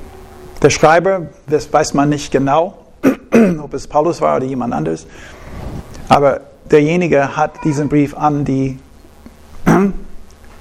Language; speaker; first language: German; non-native, fluent; English